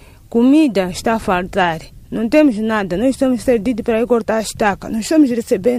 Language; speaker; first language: Portuguese; non-native, local second language; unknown